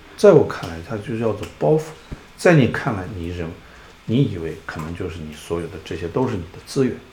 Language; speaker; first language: Chinese; non-native, local second language; Tibetan